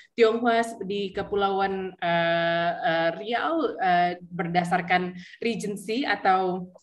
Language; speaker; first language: Indonesian; early bilingual, heritage; Indonesian